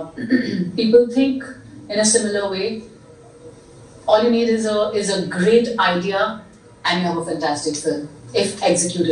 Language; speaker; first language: English; non-native, local second language; Hindi